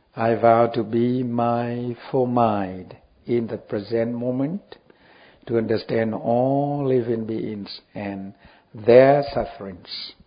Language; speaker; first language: English; non-native, learner; Vietnamese